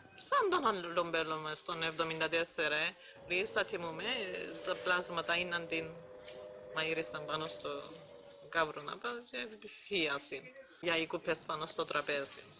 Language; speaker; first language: Greek; non-native, local second language; Turkish